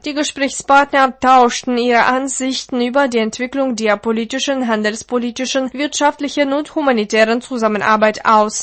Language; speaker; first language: German; non-native, fluent; Russian